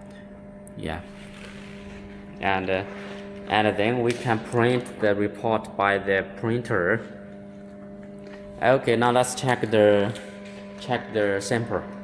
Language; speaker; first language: English; non-native, learner; Chinese